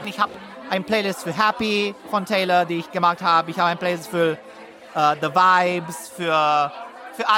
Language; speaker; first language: German; non-native, learner; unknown